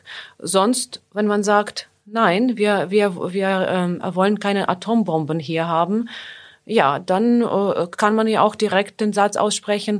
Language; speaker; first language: German; non-native, fluent; Ukrainian